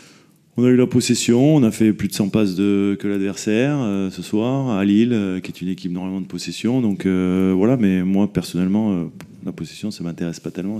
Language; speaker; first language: French; native; French